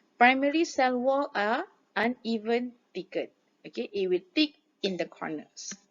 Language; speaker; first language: English; non-native, local second language; Malay